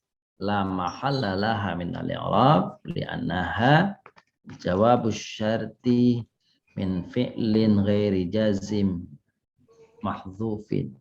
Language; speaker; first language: Arabic; non-native, fluent; Indonesian